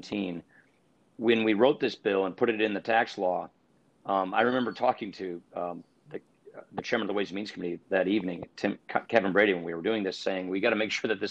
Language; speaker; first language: English; native; English